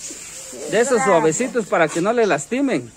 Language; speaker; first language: Spanish; native; Spanish